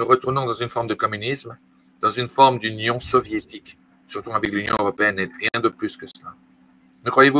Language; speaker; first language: French; native; French